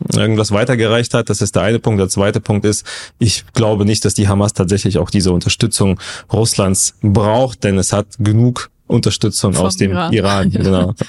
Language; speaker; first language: German; non-native, fluent; Russian